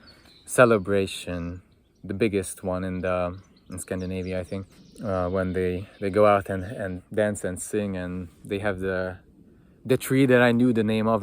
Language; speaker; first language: English; non-native, fluent; Hungarian